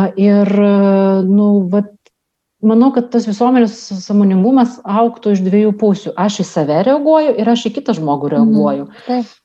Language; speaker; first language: Lithuanian; non-native, local second language; Russian